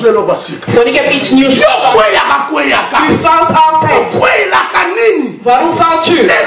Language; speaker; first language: Dutch; non-native, learner; Lingala